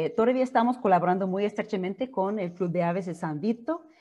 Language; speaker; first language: Spanish; non-native, fluent; English